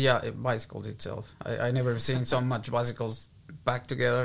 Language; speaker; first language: English; non-native, fluent; Portuguese